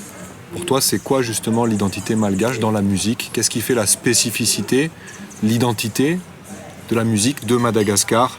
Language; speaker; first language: French; native; French